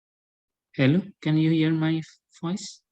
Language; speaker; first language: English; non-native, learner; Indonesian